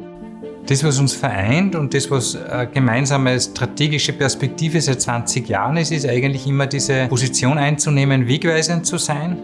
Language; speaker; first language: German; native; German